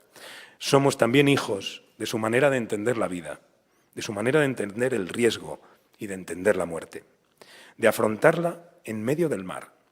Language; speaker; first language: Spanish; native; Spanish